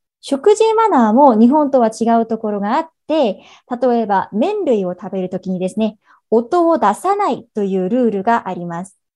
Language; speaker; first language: Japanese; non-native, fluent; Korean